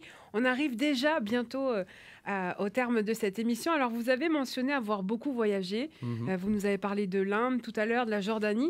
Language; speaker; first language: French; native; French